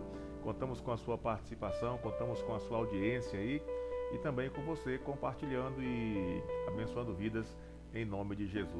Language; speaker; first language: Portuguese; native; Portuguese